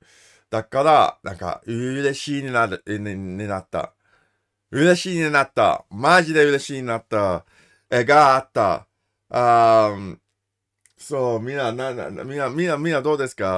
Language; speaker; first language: Japanese; non-native, learner; English